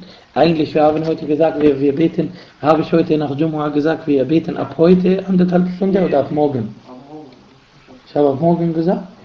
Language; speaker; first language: German; non-native, fluent; Arabic